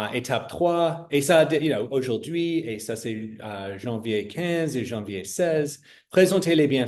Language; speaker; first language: French; non-native, fluent; English